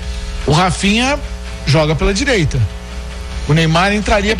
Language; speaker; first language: Portuguese; native; Portuguese